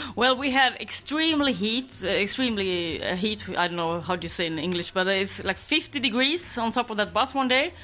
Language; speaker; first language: English; non-native, fluent; Swedish